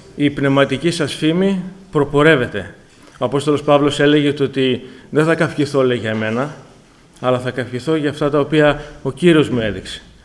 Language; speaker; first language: Greek; native; Greek